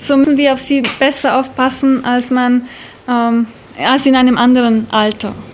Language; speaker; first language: German; native; German